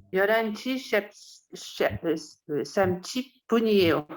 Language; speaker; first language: Korean; non-native, learner; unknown